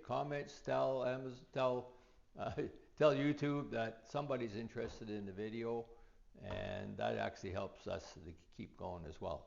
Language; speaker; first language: English; native; English